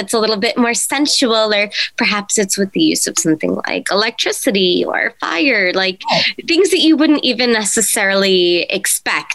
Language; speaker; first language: English; native; English